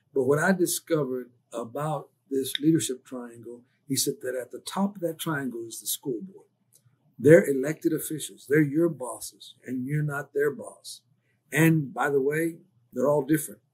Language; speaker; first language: English; native; English